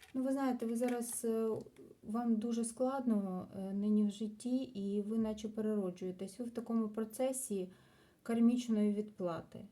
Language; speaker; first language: Ukrainian; non-native, local second language; Russian